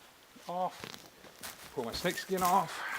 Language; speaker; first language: English; native; English